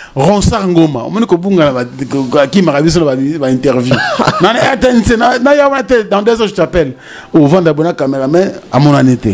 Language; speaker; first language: French; non-native, local second language; Lingala